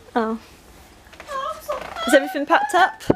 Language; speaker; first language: English; native; English